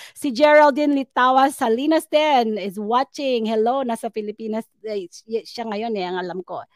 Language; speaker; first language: Filipino; non-native, local second language; Pangasinan